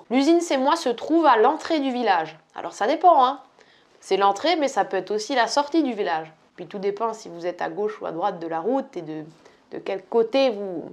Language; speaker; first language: French; native; French